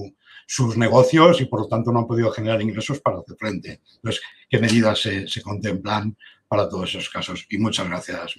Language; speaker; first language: Spanish; native; Spanish